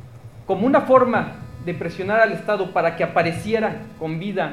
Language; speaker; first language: Spanish; native; Spanish